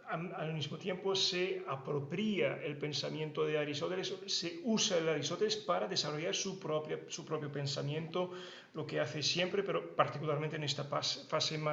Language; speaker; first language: Spanish; non-native, fluent; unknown